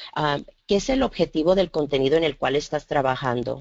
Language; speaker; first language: Spanish; native; Spanish